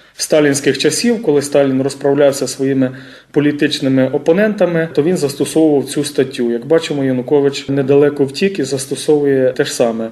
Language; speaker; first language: Ukrainian; native; Ukrainian